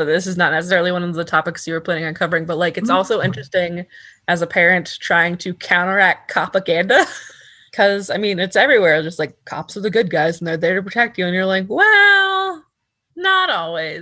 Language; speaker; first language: English; native; English